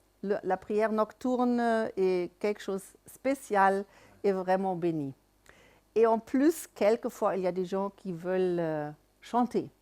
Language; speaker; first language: French; non-native, fluent; German